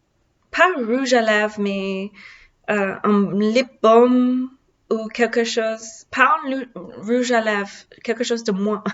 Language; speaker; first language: French; non-native, learner; English